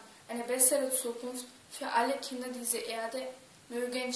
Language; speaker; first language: German; early bilingual, other home language; Turkish